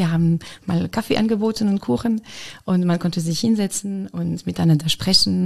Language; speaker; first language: German; non-native, fluent; French